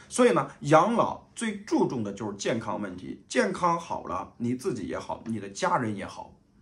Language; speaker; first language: Chinese; native; Chinese